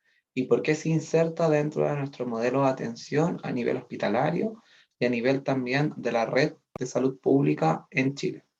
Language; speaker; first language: Spanish; native; Spanish